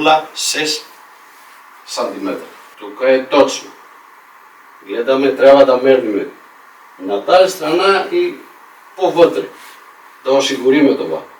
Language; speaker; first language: Bulgarian; non-native, fluent; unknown